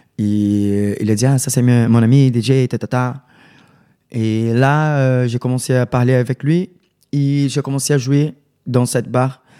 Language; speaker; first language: French; non-native, learner; Portuguese